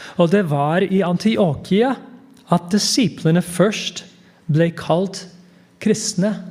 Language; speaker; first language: Norwegian; non-native, fluent; English